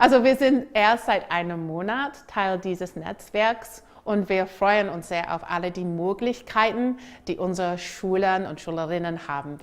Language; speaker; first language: German; non-native, fluent; English